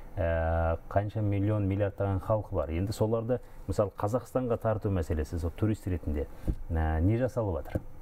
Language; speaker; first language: Kazakh; native; Kazakh